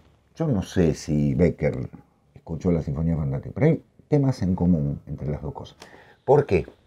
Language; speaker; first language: Spanish; native; Spanish